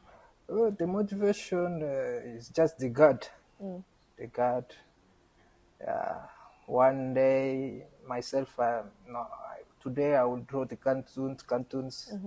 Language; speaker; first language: English; non-native, learner; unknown